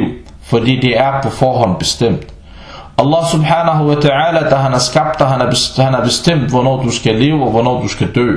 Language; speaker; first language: Danish; non-native, fluent; Arabic